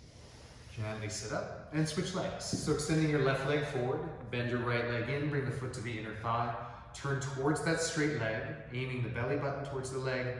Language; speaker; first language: English; native; English